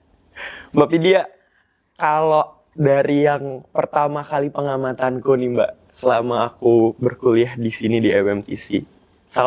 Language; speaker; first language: Indonesian; native; Indonesian